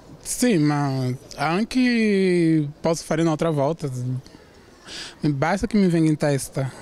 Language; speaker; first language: Italian; non-native, learner; Portuguese